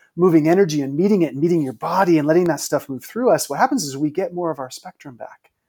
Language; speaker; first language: English; native; English